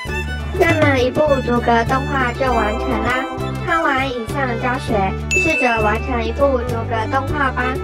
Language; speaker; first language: Chinese; native; Chinese